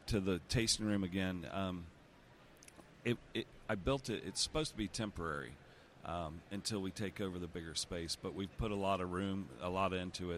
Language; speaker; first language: English; native; English